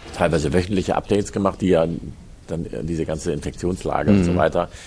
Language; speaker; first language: German; native; German